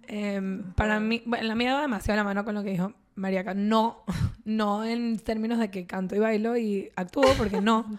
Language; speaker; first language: Spanish; native; Spanish